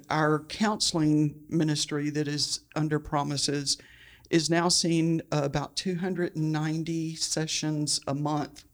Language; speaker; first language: English; native; English